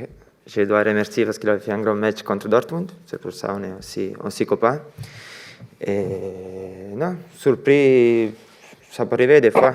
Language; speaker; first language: French; non-native, fluent; Italian